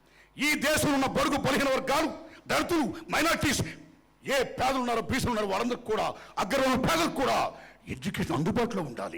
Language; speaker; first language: Telugu; native; Telugu